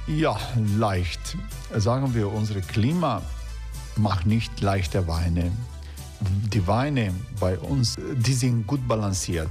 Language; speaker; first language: German; non-native, fluent; Croatian